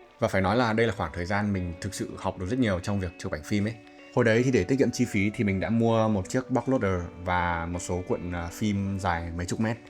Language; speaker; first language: Vietnamese; native; Vietnamese